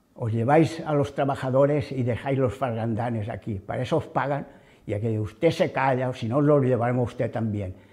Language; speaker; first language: Spanish; non-native, local second language; Catalan